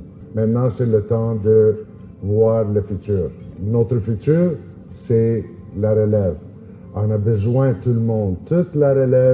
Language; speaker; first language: French; non-native, local second language; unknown